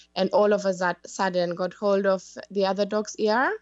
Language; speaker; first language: English; non-native, fluent; German